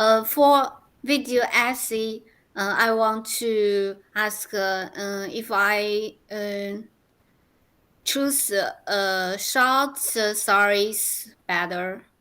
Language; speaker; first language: English; non-native, learner; Chinese